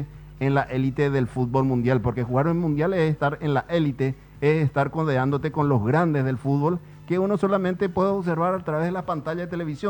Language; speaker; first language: Spanish; native; Spanish